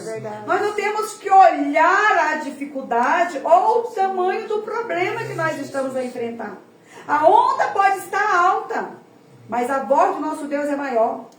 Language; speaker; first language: Portuguese; native; Portuguese